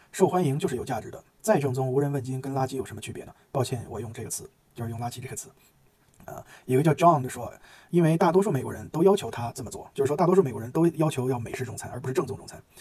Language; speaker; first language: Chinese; native; Chinese